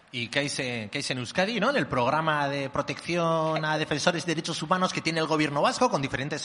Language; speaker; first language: Spanish; native; Spanish